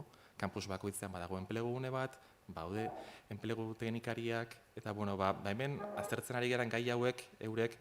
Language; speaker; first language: Basque; native; Basque